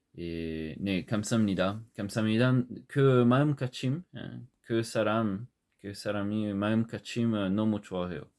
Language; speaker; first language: Korean; non-native, learner; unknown